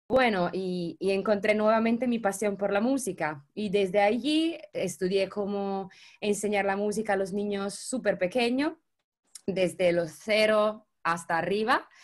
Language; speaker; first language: Spanish; non-native, fluent; Italian